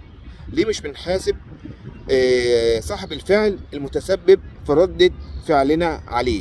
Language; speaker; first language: Arabic; native; Arabic